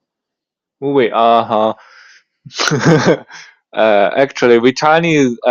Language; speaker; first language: English; non-native, learner; Chinese